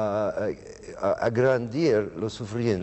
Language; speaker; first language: Spanish; non-native, learner; English